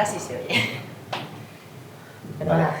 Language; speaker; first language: Spanish; native; Spanish